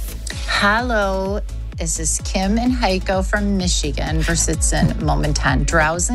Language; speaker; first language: German; non-native, learner; English